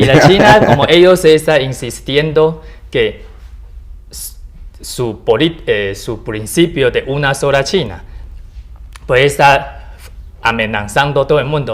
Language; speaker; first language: Spanish; non-native, learner; Chinese